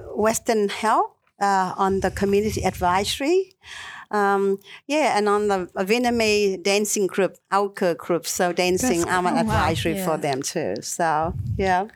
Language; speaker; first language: English; non-native, learner; Vietnamese